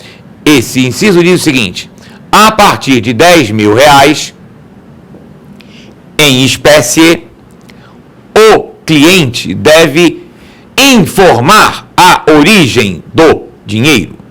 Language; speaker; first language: Portuguese; native; Portuguese